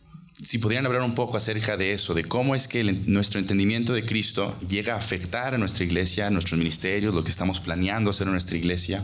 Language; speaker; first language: Spanish; native; Spanish